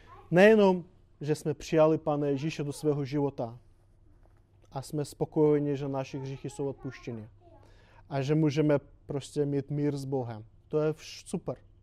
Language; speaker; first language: Czech; non-native, fluent; Russian